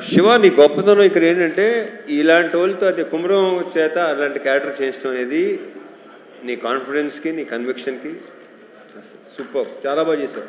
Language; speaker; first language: Telugu; native; Telugu